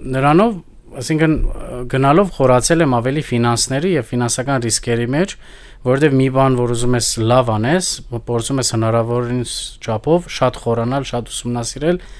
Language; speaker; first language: Armenian; early bilingual, heritage; Armenian